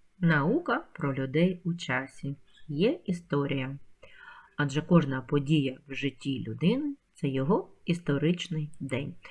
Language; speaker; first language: Ukrainian; native; Ukrainian